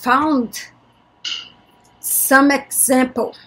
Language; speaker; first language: English; non-native, learner; Portuguese